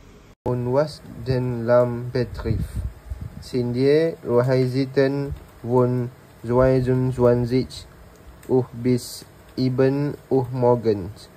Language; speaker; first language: German; non-native, learner; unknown